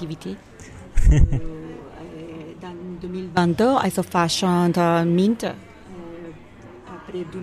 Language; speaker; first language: French; non-native, learner; Spanish